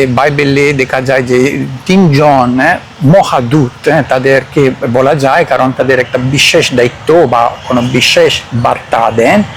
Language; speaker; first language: Bangla; non-native, fluent; Italian